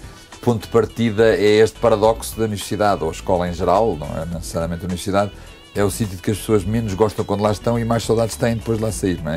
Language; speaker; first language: Portuguese; native; Portuguese